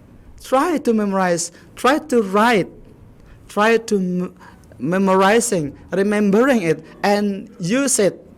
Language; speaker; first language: English; non-native, learner; Indonesian